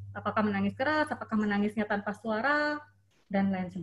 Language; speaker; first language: Indonesian; native; Indonesian